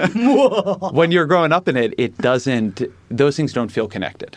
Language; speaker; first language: English; native; English